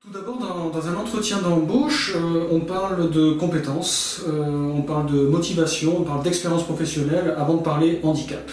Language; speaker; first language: French; native; French